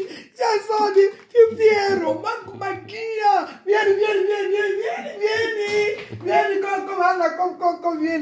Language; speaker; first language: Italian; non-native, learner; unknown